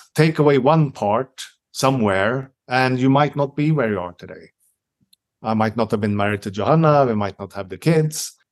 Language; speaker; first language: English; non-native, fluent; Swedish